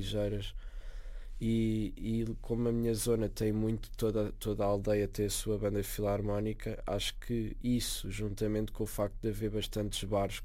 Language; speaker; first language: Portuguese; native; Portuguese